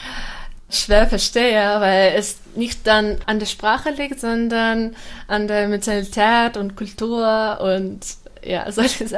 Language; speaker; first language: German; non-native, fluent; Russian